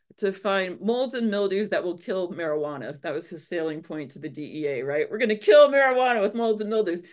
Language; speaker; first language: English; native; English